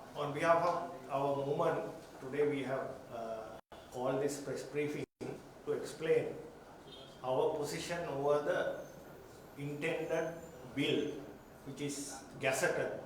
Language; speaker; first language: English; non-native, local second language; Sinhala